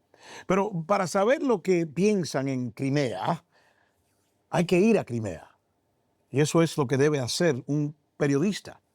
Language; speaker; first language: Spanish; native; Spanish